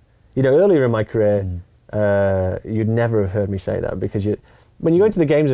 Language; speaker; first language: English; native; English